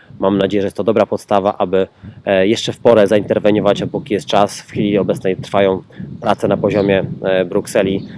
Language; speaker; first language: Polish; native; Polish